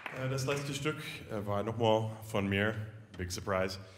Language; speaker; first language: German; non-native, fluent; English